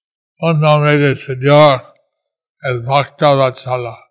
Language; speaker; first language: Spanish; non-native, learner; English